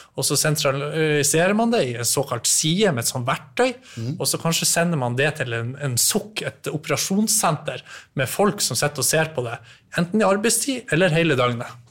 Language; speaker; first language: Norwegian; native; Norwegian